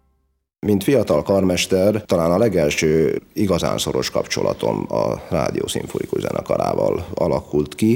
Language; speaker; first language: Hungarian; native; Hungarian